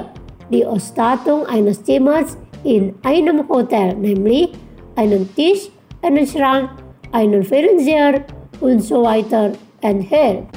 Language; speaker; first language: German; non-native, fluent; Indonesian